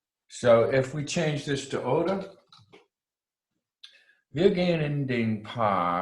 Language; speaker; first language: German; non-native, fluent; English